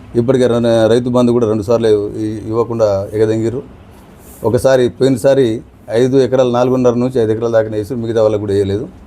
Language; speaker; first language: Telugu; non-native, local second language; Lambadi